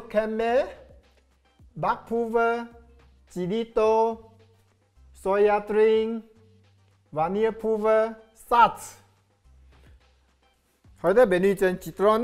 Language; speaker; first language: German; non-native, learner; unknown